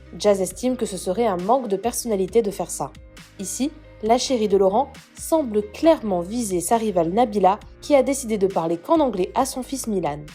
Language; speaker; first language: French; native; French